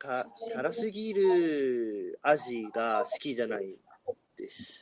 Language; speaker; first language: Japanese; non-native, learner; Spanish